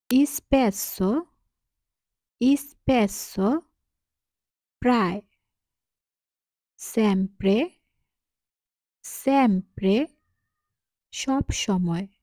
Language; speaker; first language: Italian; non-native, fluent; Bangla